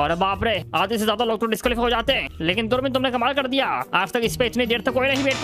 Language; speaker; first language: Hindi; native; Hindi